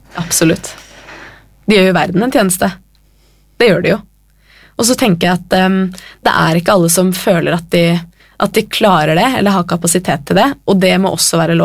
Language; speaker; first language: Norwegian; native; Norwegian